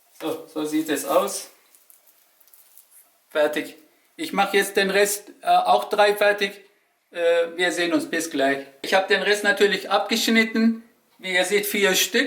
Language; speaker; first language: German; non-native, learner; Turkish